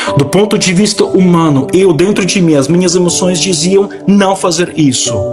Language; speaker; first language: Portuguese; non-native, fluent; Ukrainian